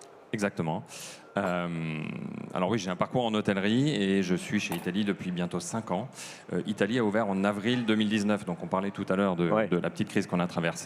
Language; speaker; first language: French; native; French